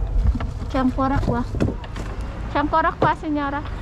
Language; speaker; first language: Italian; non-native, learner; Filipino